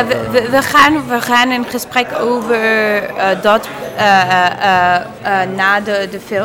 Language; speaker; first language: Dutch; non-native, learner; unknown